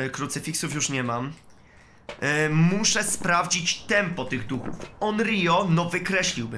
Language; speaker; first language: Polish; native; Polish